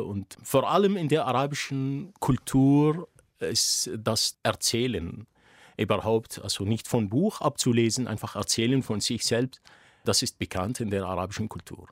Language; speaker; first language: German; non-native, fluent; Arabic